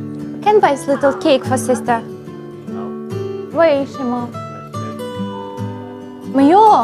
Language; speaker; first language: Chinese; non-native, learner; Ukrainian